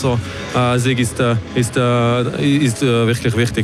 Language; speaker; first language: German; non-native, local second language; French